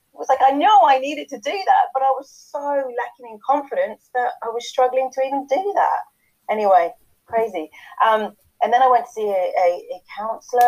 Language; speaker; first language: English; native; English